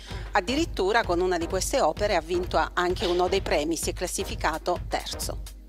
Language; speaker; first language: Italian; native; Italian